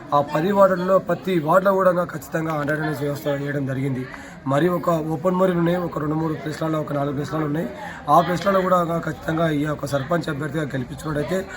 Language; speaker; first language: Telugu; native; Telugu